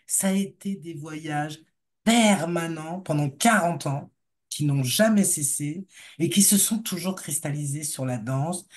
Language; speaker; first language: French; native; French